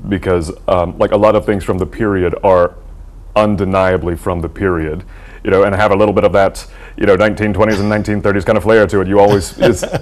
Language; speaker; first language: English; native; English